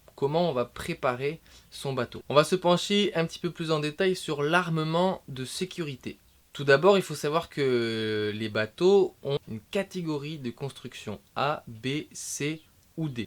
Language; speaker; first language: French; native; French